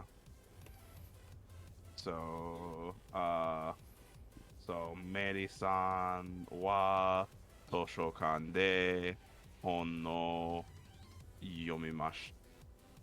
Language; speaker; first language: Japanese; non-native, learner; English